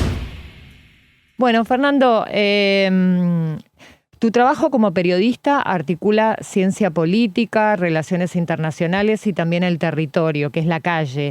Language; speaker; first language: Spanish; native; Spanish